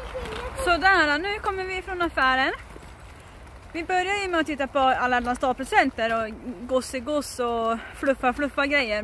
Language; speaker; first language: Swedish; native; Swedish